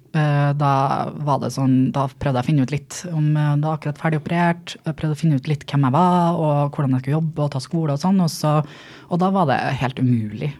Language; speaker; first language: Norwegian; native; Norwegian